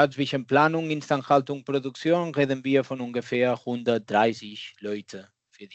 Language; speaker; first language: German; non-native, fluent; Catalan